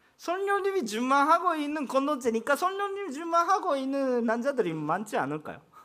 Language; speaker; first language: Korean; non-native, fluent; Japanese